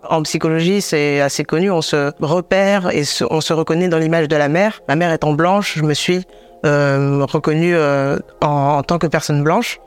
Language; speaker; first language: French; native; French